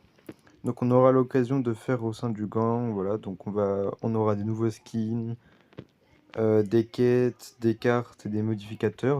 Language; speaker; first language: French; native; French